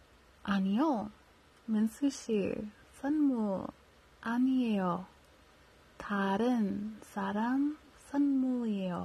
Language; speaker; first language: Korean; non-native, learner; English